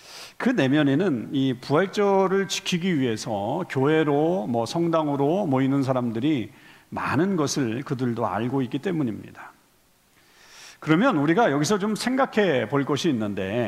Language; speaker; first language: Korean; native; Korean